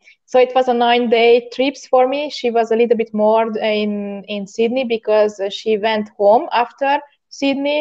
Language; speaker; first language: English; non-native, learner; Hungarian